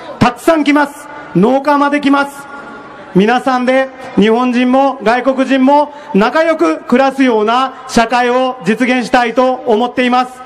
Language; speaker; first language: Japanese; non-native, fluent; Hindi